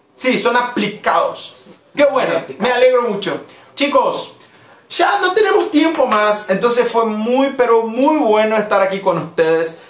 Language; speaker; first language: Spanish; non-native, fluent; Portuguese